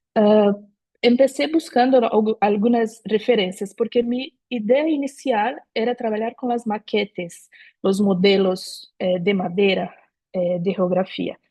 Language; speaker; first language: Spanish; non-native, fluent; Portuguese